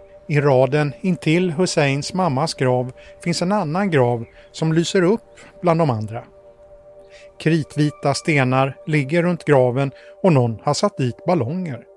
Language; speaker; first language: Swedish; native; Swedish